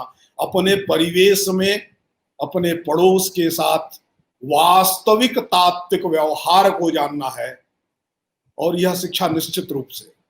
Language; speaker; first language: Hindi; native; Hindi